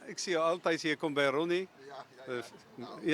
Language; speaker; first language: Dutch; non-native, fluent; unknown